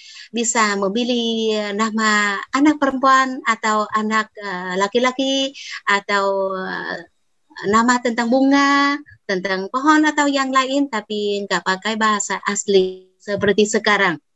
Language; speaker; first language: Indonesian; non-native, fluent; Vietnamese